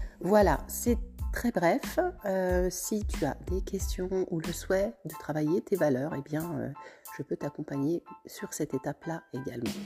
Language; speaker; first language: French; native; French